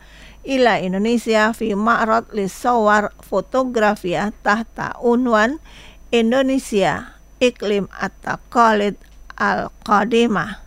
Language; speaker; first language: Arabic; non-native, fluent; Indonesian